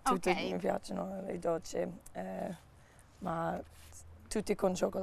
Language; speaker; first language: Italian; non-native, learner; English